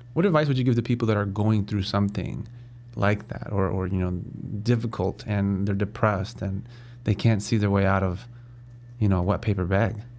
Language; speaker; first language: English; native; English